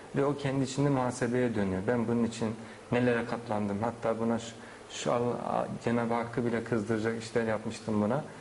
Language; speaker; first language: Turkish; native; Turkish